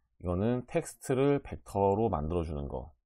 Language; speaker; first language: Korean; native; Korean